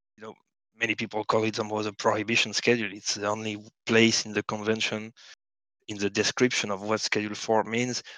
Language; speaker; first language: English; non-native, fluent; French